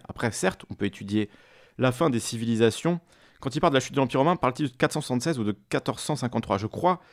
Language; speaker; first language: French; native; French